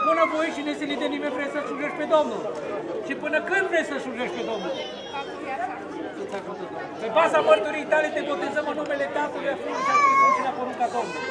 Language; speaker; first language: Romanian; native; Romanian